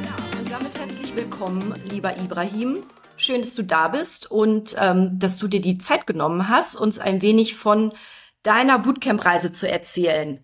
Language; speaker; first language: German; native; German